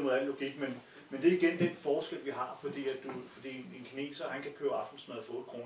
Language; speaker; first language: Danish; native; Danish